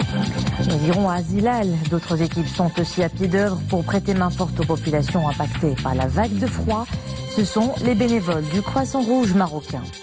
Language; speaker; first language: French; non-native, local second language; Arabic